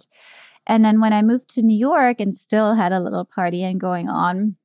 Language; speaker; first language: English; non-native, fluent; German